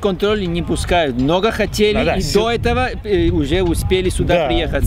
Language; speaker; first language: Russian; non-native, learner; Spanish